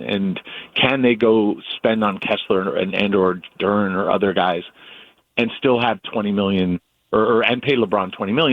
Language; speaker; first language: English; native; English